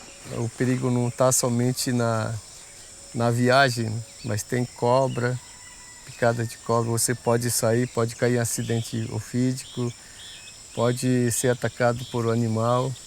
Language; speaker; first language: Portuguese; non-native, local second language; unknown